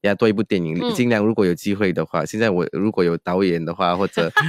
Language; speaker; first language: Chinese; non-native, local second language; Tamil